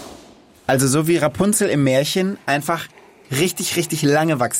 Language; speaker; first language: German; native; German